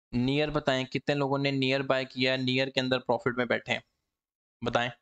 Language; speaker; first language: Hindi; native; Hindi